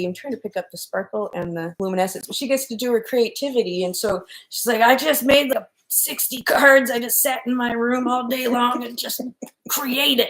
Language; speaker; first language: English; native; English